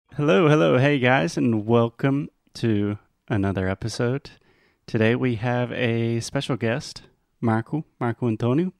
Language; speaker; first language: English; non-native, fluent; Portuguese